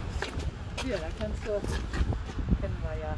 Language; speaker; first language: German; native; German